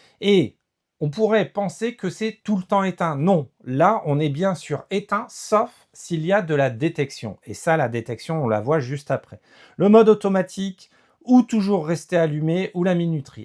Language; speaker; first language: French; native; French